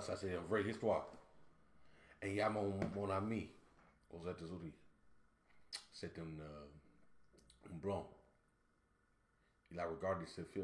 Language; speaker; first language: French; non-native, learner; English